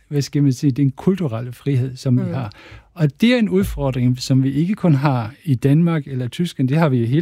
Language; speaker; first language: Danish; non-native, fluent; German